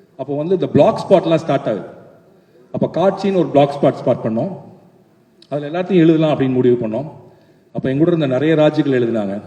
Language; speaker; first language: Tamil; native; Tamil